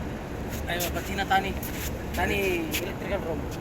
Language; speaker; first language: Arabic; non-native, learner; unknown